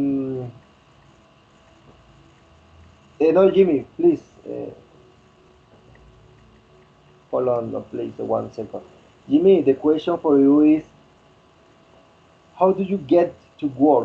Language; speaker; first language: English; non-native, learner; Spanish